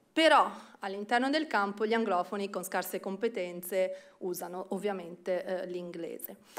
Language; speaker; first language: Italian; native; Italian